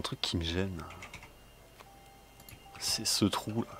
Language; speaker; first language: French; native; French